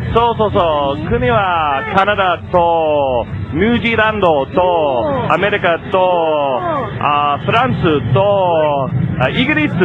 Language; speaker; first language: Japanese; non-native, learner; English